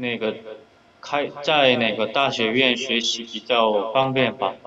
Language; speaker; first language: Chinese; non-native, fluent; Korean